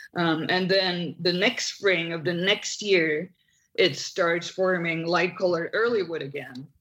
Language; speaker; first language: English; non-native, fluent; Dutch